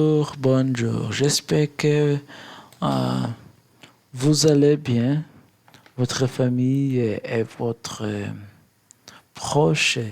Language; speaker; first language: French; non-native, learner; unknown